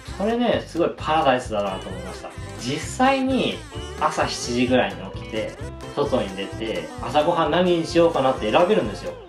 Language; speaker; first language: Japanese; native; Japanese